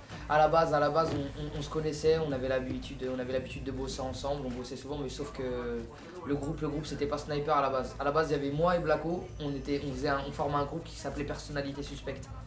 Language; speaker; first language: French; native; French